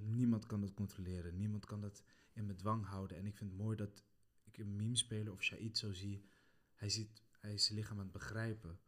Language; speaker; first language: Dutch; early bilingual, other home language; Kabuverdianu